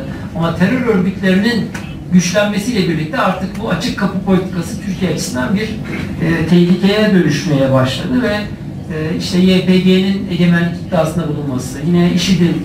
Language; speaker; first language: Turkish; native; Turkish